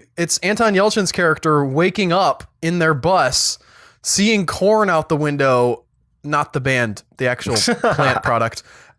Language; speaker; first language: English; native; English